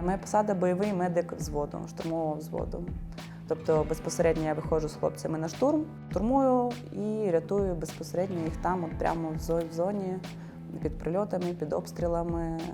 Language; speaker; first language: Ukrainian; native; Ukrainian